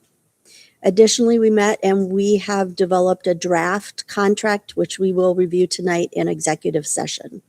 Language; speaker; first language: English; native; English